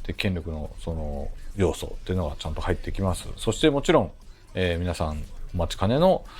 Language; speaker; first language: Japanese; native; Japanese